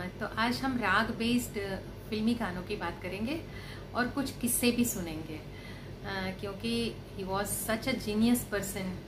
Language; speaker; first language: Hindi; non-native, local second language; Gujarati